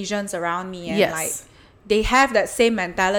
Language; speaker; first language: English; non-native, local second language; Chinese